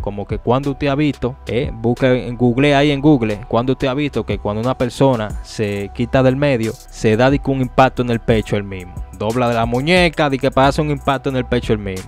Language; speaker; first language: Spanish; native; Spanish